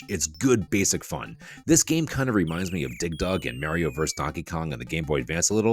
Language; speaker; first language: English; native; English